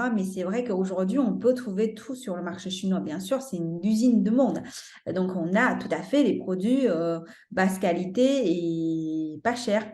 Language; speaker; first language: French; non-native, fluent; Chinese